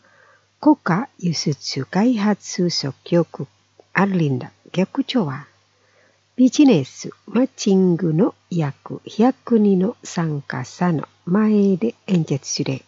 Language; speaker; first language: Japanese; non-native, fluent; Indonesian